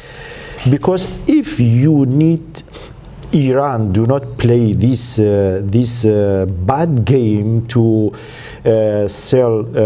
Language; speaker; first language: English; non-native, learner; Central Kurdish